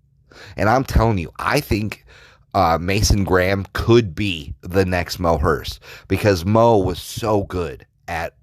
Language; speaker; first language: English; native; English